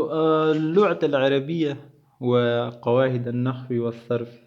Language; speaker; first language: Arabic; non-native, learner; Urdu